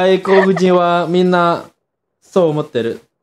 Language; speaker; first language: Japanese; non-native, learner; Indonesian